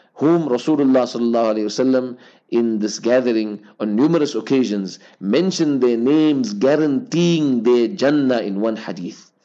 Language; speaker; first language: English; native; English